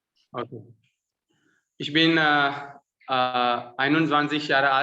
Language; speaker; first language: German; non-native, learner; Tamil